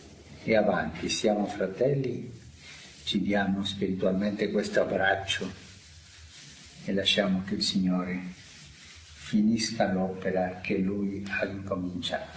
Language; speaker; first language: Italian; non-native, fluent; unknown